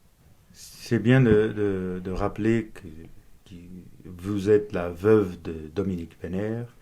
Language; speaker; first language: French; non-native, fluent; Portuguese